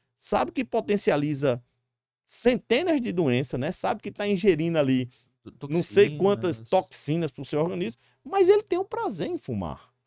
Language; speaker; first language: Portuguese; native; Portuguese